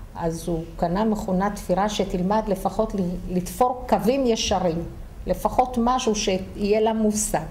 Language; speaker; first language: Hebrew; early bilingual, other home language; Yiddish